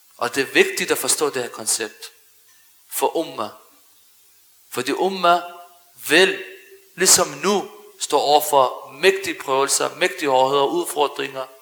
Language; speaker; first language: Danish; early bilingual, other home language; Arabic